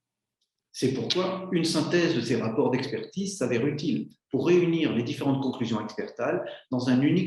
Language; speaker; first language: French; native; French